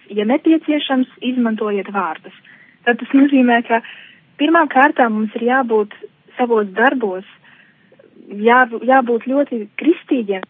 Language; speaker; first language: Latvian; native; Latvian